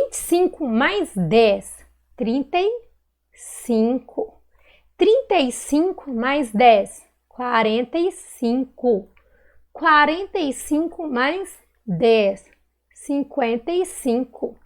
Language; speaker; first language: Portuguese; native; Portuguese